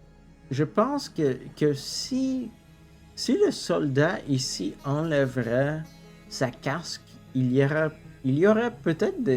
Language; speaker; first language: French; non-native, local second language; English